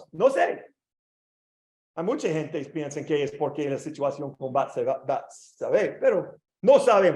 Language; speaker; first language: Spanish; non-native, learner; English